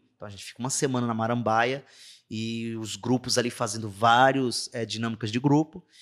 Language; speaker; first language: Portuguese; native; Portuguese